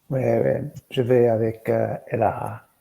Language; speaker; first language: French; non-native, learner; English